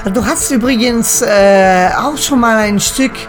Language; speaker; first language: German; native; German